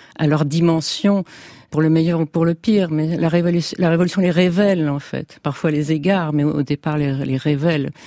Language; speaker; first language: French; native; French